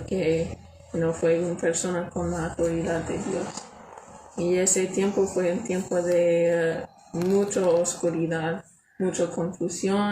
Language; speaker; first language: Spanish; non-native, learner; English